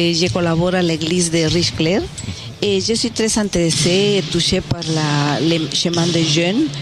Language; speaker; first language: French; non-native, fluent; Spanish